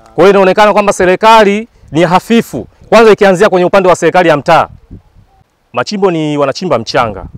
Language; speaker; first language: Swahili; native; Swahili